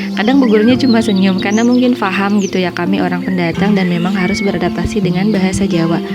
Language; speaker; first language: Indonesian; native; Indonesian